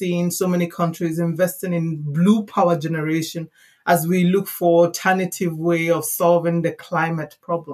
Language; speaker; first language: English; non-native, local second language; Igbo